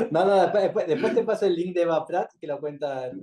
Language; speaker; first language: Spanish; native; Spanish